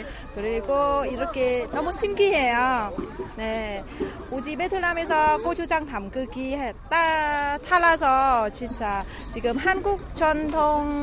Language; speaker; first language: Korean; non-native, learner; Vietnamese